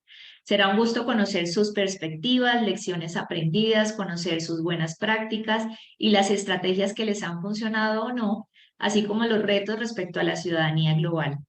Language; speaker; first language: Spanish; native; Spanish